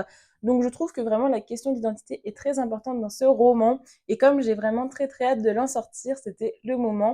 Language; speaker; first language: French; native; French